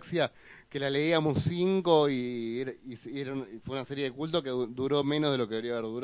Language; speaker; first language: Spanish; native; Spanish